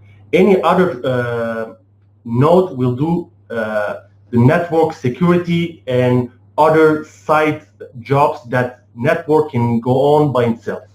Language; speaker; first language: English; non-native, fluent; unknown